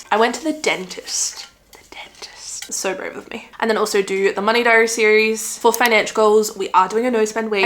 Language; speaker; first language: English; native; English